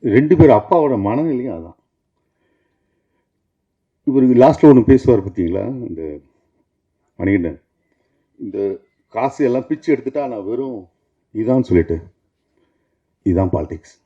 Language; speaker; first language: Tamil; native; Tamil